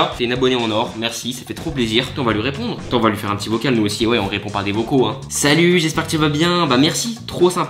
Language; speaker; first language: French; native; French